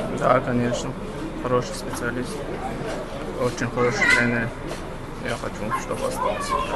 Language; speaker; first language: Russian; non-native, local second language; Chechen